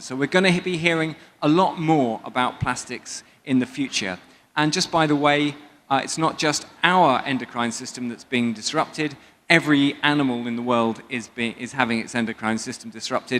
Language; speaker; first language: English; native; English